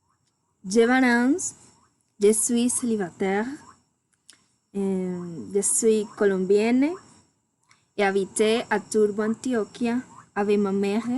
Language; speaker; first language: French; non-native, learner; Spanish